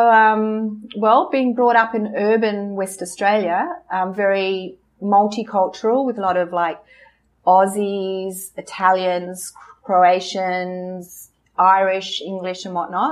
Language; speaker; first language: English; native; English